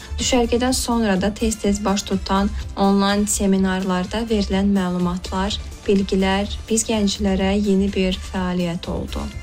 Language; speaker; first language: Azerbaijani; early bilingual, heritage; Azerbaijani